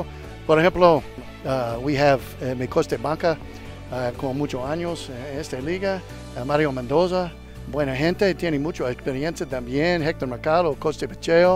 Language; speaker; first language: Spanish; non-native, learner; English